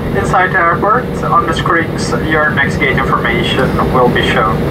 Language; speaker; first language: English; non-native, fluent; Dutch